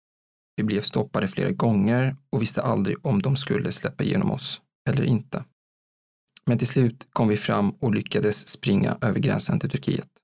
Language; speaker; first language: Swedish; non-native, fluent; Arabic